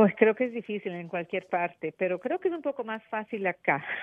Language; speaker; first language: Spanish; native; Spanish